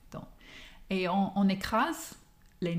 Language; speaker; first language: French; non-native, fluent; English